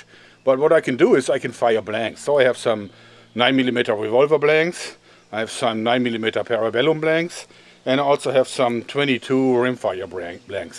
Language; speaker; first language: English; non-native, fluent; German